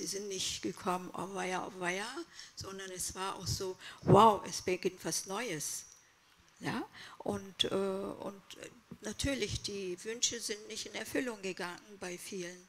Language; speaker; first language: German; early bilingual, other home language; Kurdish